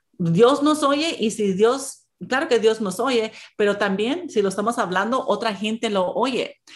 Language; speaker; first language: Spanish; early bilingual, heritage; Spanish